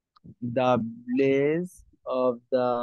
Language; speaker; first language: English; non-native, learner; Bangla